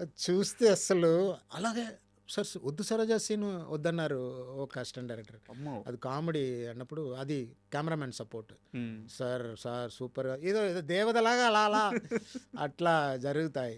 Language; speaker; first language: Telugu; non-native, learner; Tamil